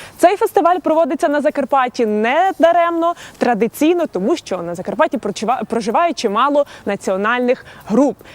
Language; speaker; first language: Ukrainian; native; Ukrainian